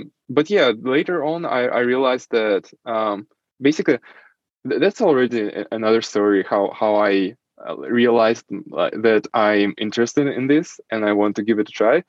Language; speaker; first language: English; non-native, fluent; Russian